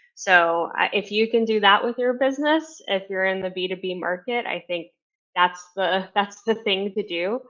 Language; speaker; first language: English; native; English